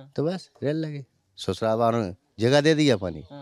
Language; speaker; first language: Hindi; native; Hindi